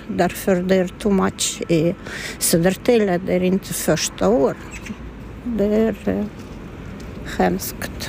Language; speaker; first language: Swedish; non-native, fluent; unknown